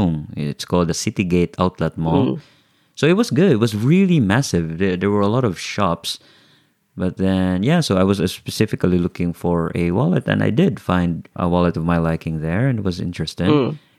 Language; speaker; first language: English; non-native, local second language; Cebuano